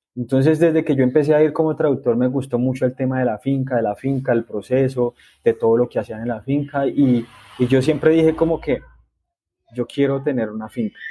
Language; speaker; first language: Spanish; native; Spanish